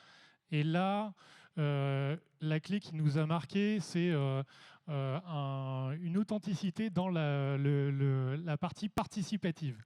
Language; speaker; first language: French; native; French